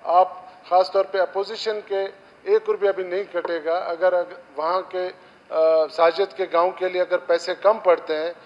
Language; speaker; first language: Urdu; non-native, local second language; Baluchi